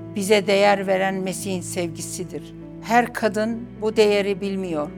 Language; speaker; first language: Turkish; non-native, local second language; Arabic